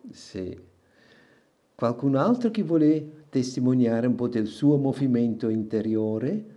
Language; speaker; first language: Italian; non-native, local second language; German